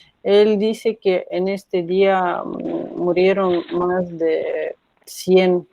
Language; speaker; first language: Spanish; non-native, fluent; Russian